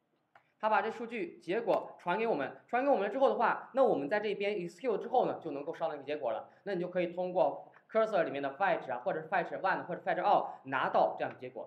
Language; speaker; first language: Chinese; native; Chinese